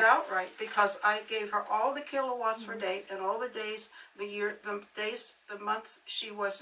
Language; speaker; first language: English; native; English